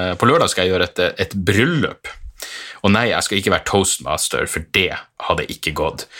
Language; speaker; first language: Norwegian; native; Norwegian